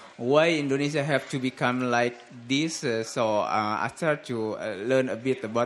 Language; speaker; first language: English; non-native, learner; Indonesian